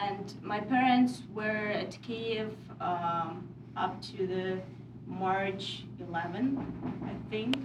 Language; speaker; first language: English; non-native, fluent; Ukrainian